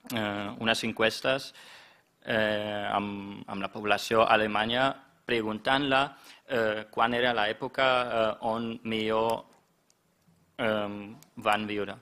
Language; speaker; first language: Catalan; non-native, fluent; German